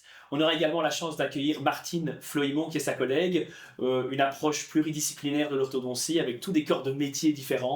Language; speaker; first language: French; native; French